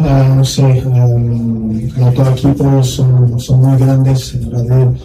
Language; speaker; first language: Spanish; non-native, learner; English